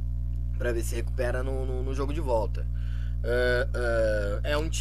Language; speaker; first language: Portuguese; native; Portuguese